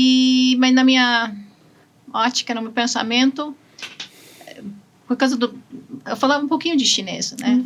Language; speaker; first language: Portuguese; non-native, fluent; English